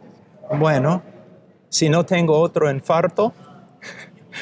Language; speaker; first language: Spanish; non-native, fluent; English